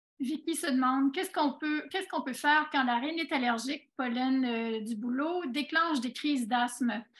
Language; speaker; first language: French; native; French